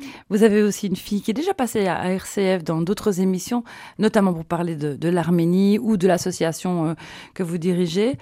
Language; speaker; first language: French; native; French